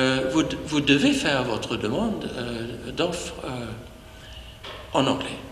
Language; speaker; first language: French; non-native, fluent; English